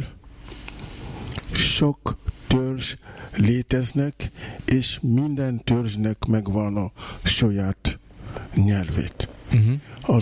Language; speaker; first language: Hungarian; non-native, fluent; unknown